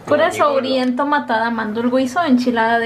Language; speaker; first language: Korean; non-native, learner; Spanish